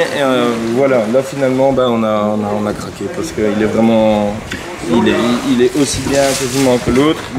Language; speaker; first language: French; native; French